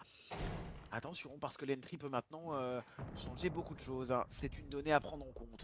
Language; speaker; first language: French; native; French